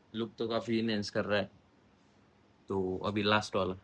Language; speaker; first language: Hindi; non-native, local second language; Marathi